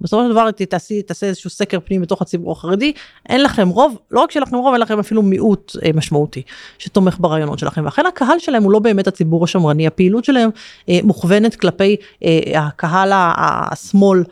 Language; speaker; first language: Hebrew; native; Hebrew